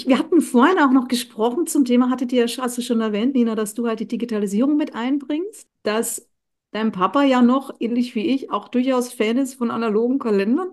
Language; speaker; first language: German; native; German